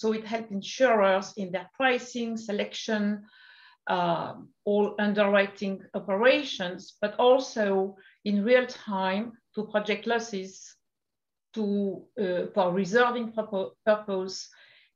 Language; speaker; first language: English; non-native, fluent; French